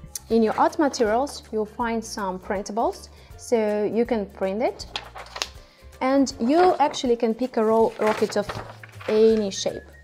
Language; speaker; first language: English; non-native, fluent; Russian